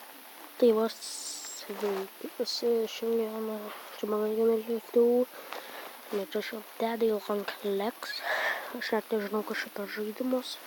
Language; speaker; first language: Lithuanian; native; Lithuanian